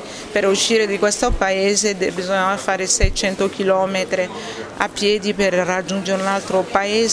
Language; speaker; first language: Italian; non-native, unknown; French